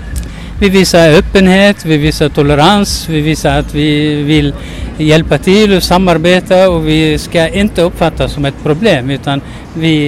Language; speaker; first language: Swedish; non-native, fluent; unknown